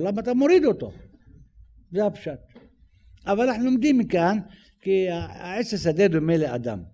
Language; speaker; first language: Hebrew; native; Hebrew